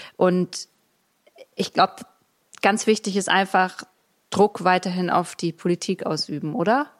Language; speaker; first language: German; native; German